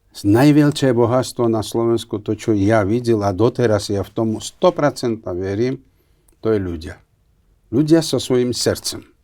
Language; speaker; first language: Slovak; non-native, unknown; Georgian